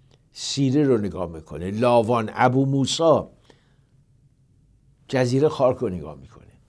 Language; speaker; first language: Persian; native; Persian